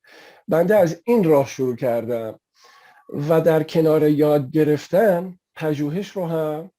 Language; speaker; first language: Persian; native; Persian